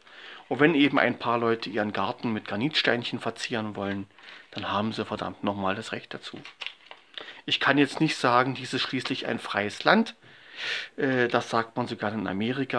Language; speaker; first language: German; native; German